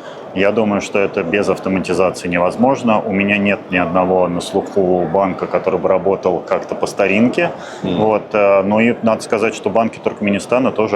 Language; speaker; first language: Russian; native; Russian